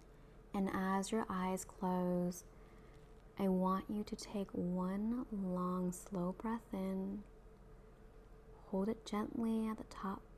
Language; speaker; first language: English; native; English